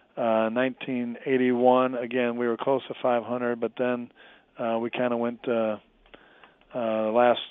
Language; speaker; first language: English; native; English